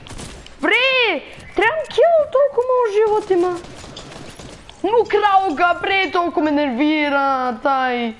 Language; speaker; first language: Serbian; early bilingual, heritage; Serbian